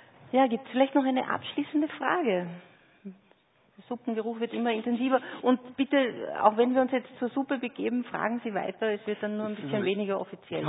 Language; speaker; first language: German; native; German